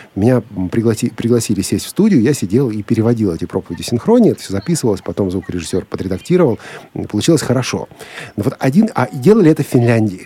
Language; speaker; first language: Russian; native; Russian